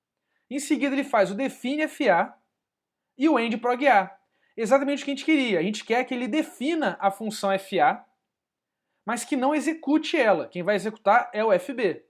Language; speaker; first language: Portuguese; native; Portuguese